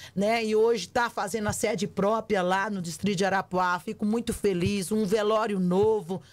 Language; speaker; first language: Portuguese; native; Portuguese